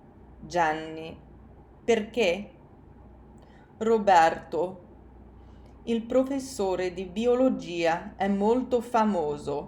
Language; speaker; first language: Italian; non-native, fluent; English